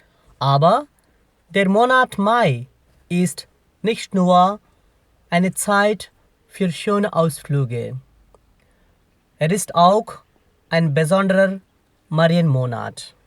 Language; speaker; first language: German; non-native, fluent; Telugu